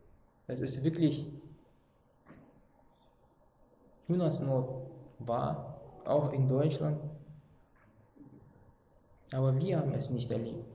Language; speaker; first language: German; non-native, fluent; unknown